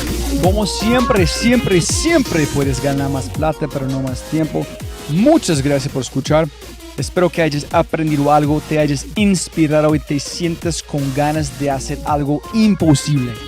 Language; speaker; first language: Spanish; non-native, fluent; English